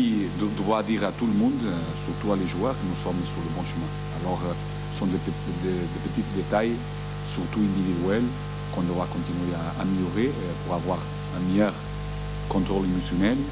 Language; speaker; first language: French; non-native, learner; Portuguese